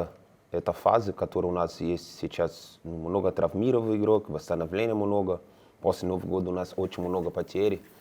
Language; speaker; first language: Russian; non-native, learner; Spanish